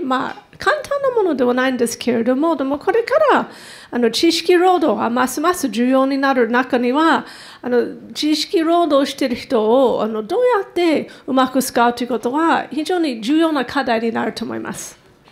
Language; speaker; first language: Japanese; non-native, fluent; English